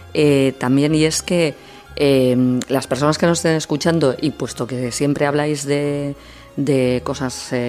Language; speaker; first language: Spanish; native; Spanish